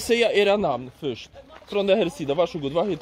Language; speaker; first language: Swedish; non-native, fluent; Polish